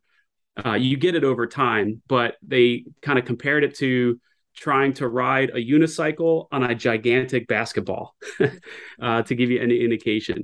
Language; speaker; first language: English; native; English